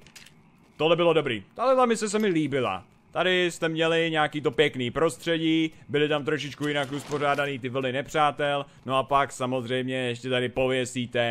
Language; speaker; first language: Czech; native; Czech